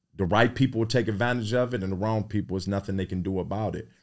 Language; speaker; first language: English; native; English